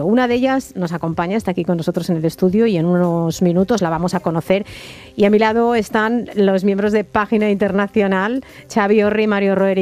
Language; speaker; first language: Spanish; native; Spanish